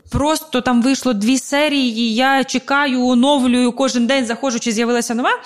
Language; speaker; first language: Ukrainian; non-native, local second language; Russian